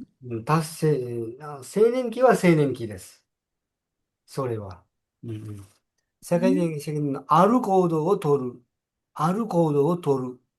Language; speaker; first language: Japanese; non-native, fluent; Nepali